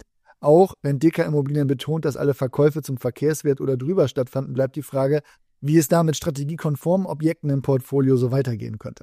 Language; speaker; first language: German; native; German